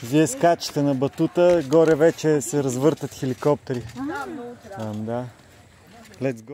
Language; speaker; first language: Bulgarian; native; Bulgarian